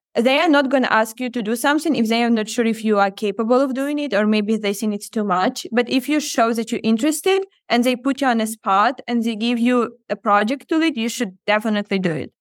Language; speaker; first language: English; non-native, fluent; Ukrainian